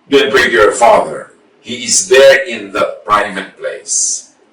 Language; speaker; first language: English; non-native, local second language; Filipino